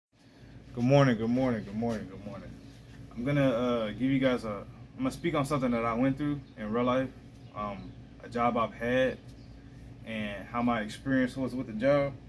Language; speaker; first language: English; native; English